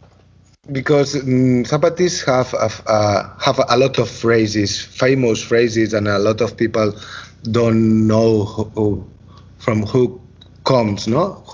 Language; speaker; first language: English; non-native, learner; Catalan